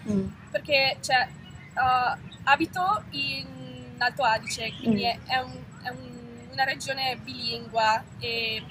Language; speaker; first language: Italian; non-native, local second language; German